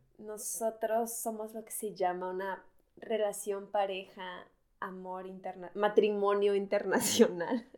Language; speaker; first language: Spanish; native; Spanish